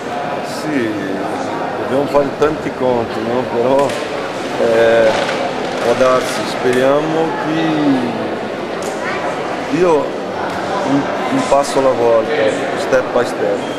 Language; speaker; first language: Italian; non-native, fluent; Portuguese